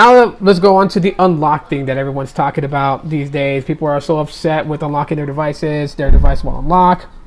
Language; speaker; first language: English; native; English